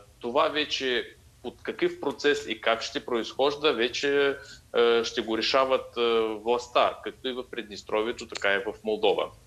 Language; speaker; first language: Bulgarian; early bilingual, heritage; Bulgarian